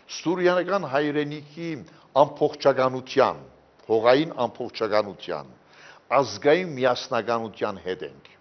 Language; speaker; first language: Armenian; early bilingual, heritage; Armenian